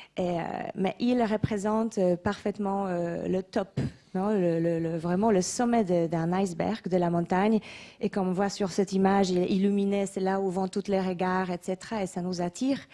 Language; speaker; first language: French; non-native, fluent; Polish